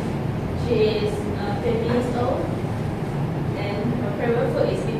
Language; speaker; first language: English; non-native, learner; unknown